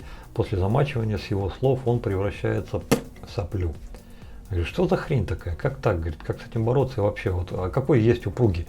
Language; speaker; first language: Russian; native; Russian